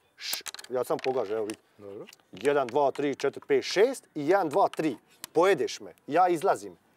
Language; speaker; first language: Croatian; early bilingual, heritage; Serbian